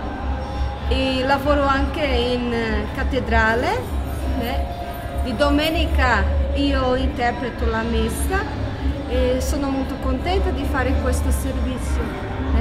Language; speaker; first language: Italian; non-native, fluent; Portuguese